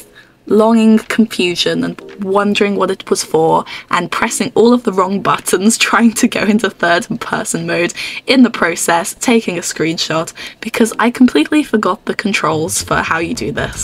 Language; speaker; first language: English; native; English